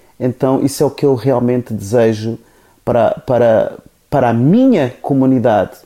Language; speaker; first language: Portuguese; non-native, local second language; Kabuverdianu